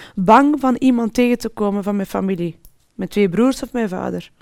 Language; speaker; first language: Dutch; early bilingual, other home language; Arabic